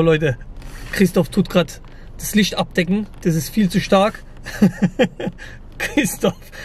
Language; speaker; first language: German; native; German